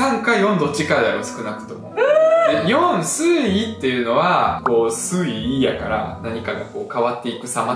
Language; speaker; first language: Japanese; early bilingual, other home language; Russian